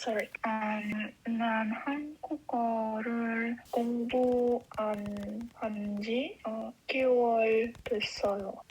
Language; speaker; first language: Korean; non-native, learner; English